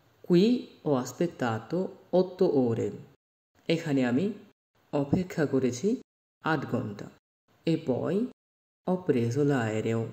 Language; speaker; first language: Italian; non-native, fluent; Bangla